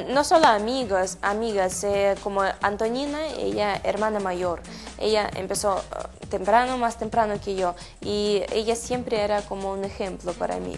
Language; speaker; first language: Spanish; non-native, learner; Russian